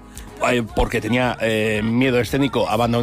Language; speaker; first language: Spanish; native; Spanish